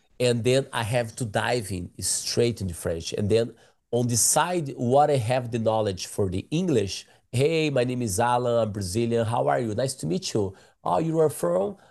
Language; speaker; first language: English; non-native, learner; Portuguese